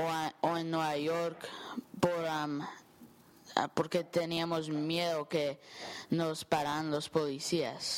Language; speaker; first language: Spanish; early bilingual, heritage; Spanish